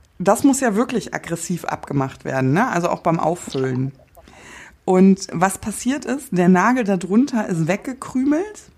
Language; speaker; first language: German; native; German